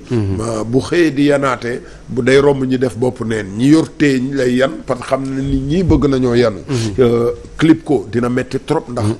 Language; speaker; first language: Wolof; native; Wolof